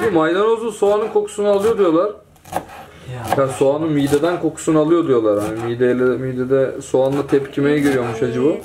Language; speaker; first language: Turkish; native; Turkish